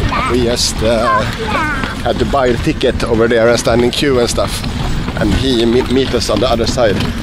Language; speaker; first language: English; non-native, fluent; Swedish